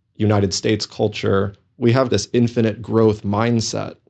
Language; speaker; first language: English; native; English